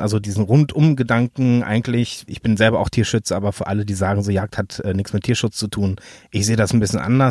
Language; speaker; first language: German; native; German